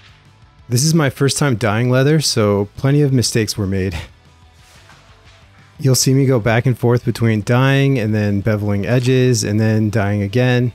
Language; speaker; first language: English; native; English